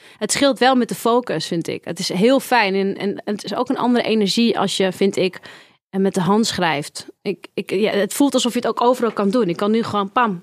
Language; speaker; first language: Dutch; native; Dutch